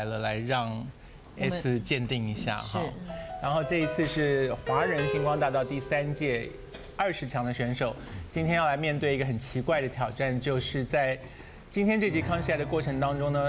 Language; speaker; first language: Chinese; native; Chinese